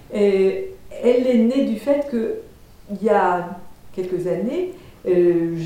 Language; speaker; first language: French; native; French